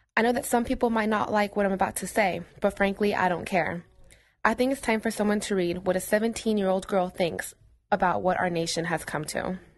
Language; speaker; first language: English; native; English